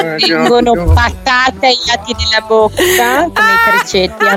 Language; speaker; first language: Italian; native; Italian